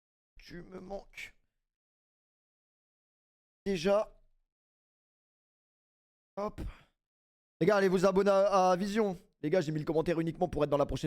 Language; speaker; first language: French; native; French